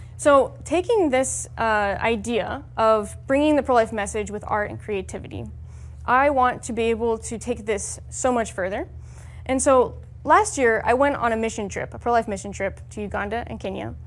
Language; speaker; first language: English; native; English